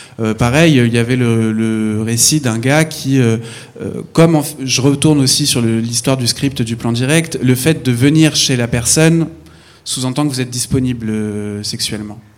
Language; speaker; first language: French; native; French